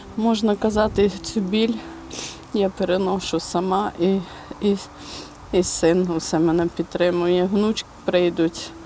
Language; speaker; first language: Ukrainian; native; Ukrainian